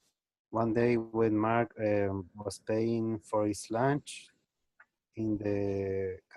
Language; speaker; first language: English; non-native, learner; Spanish